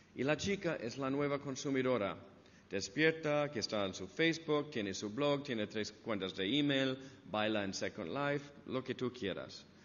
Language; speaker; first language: Spanish; non-native, fluent; English